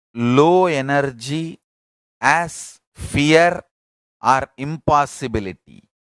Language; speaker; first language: English; non-native, local second language; Tamil